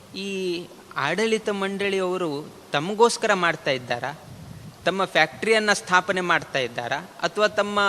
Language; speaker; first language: Kannada; non-native, local second language; Konkani